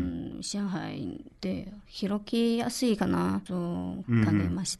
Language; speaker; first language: Japanese; non-native, learner; Chinese